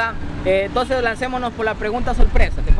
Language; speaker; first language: Spanish; native; Spanish